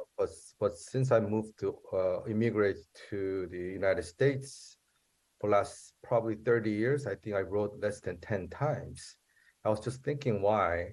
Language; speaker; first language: English; non-native, fluent; Korean